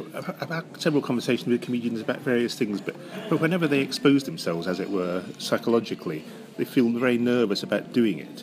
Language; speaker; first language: English; native; English